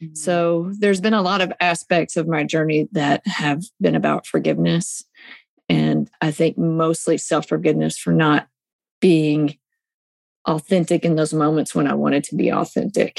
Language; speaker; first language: English; native; English